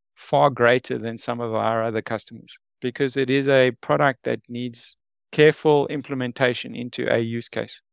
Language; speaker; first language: English; native; English